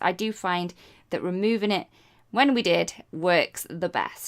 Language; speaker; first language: English; native; English